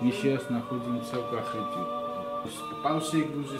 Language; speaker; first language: Russian; non-native, fluent; Georgian